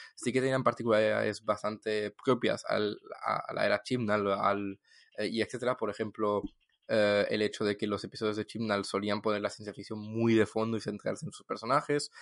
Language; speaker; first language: Spanish; non-native, fluent; French